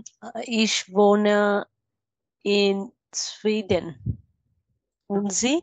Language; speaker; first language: German; non-native, learner; Bangla